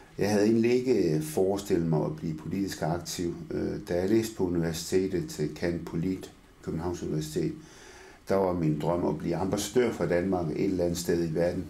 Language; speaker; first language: Danish; early bilingual, other home language; Arabic